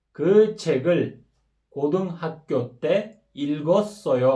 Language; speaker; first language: Korean; non-native, fluent; Kyrgyz